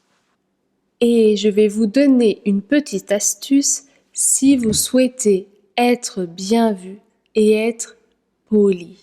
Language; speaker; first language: French; native; French